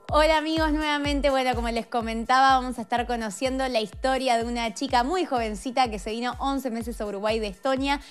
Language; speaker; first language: Spanish; native; Spanish